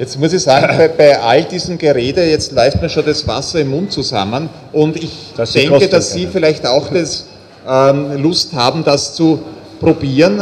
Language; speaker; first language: German; native; German